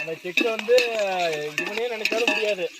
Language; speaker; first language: Tamil; native; Tamil